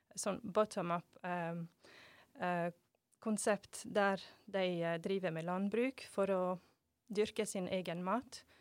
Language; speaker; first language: Norwegian; non-native, fluent; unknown